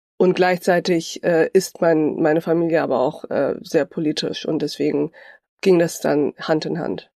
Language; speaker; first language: German; early bilingual, other home language; Turkish